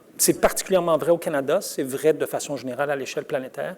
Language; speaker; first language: French; native; French